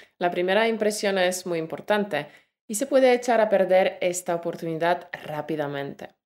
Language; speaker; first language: Spanish; native; Spanish